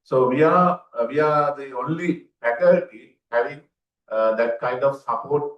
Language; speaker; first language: English; non-native, local second language; Sinhala